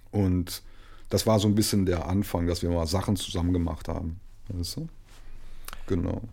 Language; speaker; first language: German; native; German